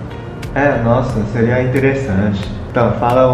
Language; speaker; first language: Portuguese; non-native, fluent; Chinese